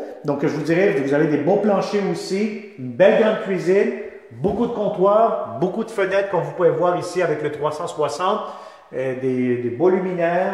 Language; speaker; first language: French; native; French